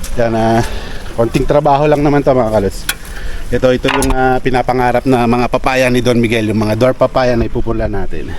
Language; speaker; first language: Filipino; native; Filipino